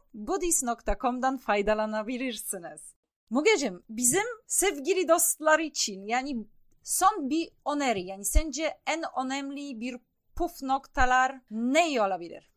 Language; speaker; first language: Turkish; non-native, fluent; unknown